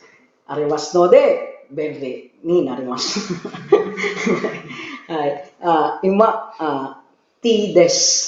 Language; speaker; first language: Japanese; non-native, learner; Filipino